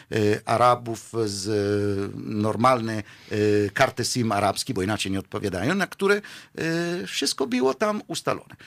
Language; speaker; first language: Polish; non-native, fluent; Italian